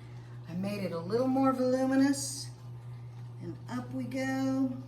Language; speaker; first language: English; native; English